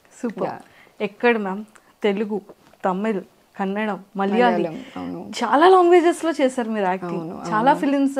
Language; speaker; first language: Telugu; native; Telugu